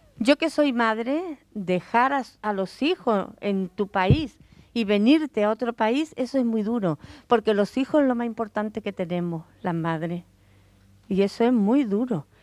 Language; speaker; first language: Spanish; native; Spanish